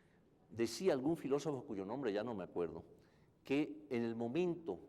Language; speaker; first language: Spanish; native; Spanish